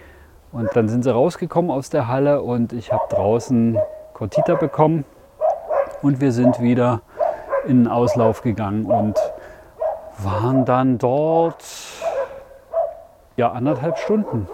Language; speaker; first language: German; native; German